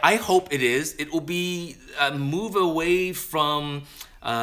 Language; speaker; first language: English; native; English